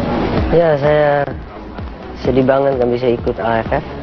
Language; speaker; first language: Indonesian; non-native, learner; Dutch